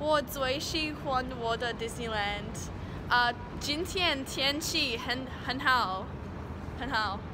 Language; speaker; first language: Chinese; non-native, learner; English